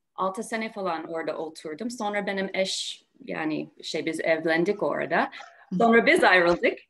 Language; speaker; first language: Turkish; non-native, learner; English